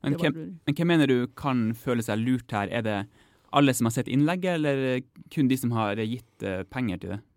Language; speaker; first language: Norwegian; native; Norwegian